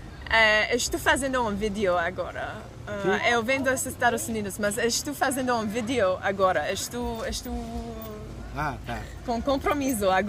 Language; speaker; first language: Portuguese; non-native, learner; English